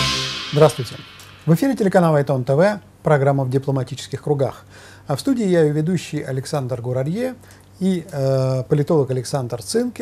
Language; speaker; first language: Russian; native; Russian